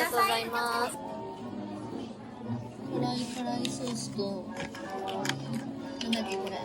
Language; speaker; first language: Japanese; native; Japanese